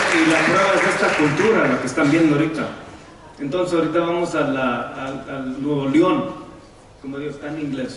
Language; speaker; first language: Spanish; early bilingual, heritage; Spanish